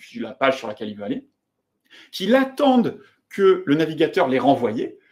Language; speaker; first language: French; native; French